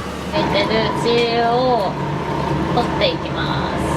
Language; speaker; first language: Japanese; native; Japanese